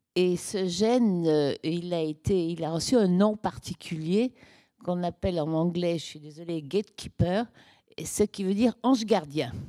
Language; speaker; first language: French; native; French